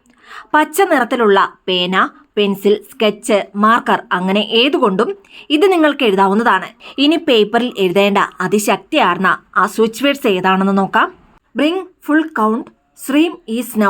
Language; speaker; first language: Malayalam; native; Malayalam